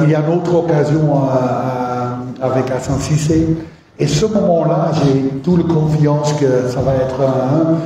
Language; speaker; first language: French; non-native, fluent; Dutch